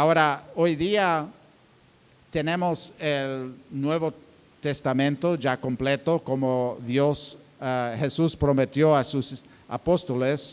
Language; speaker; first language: Spanish; non-native, fluent; English